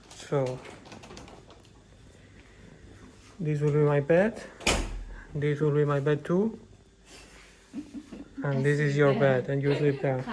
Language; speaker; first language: English; non-native, learner; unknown